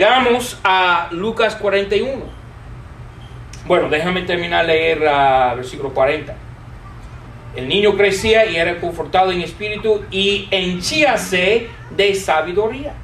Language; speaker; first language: Spanish; non-native, fluent; English